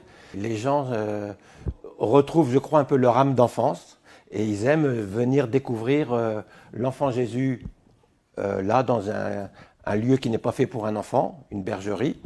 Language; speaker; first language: French; native; French